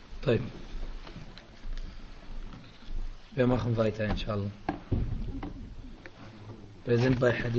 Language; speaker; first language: German; non-native, fluent; Arabic